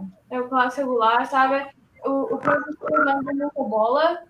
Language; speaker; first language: Portuguese; early bilingual, heritage; Portuguese